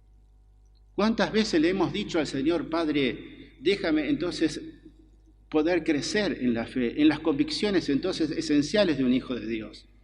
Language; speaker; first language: Spanish; native; Spanish